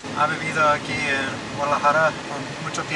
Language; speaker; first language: Spanish; non-native, learner; English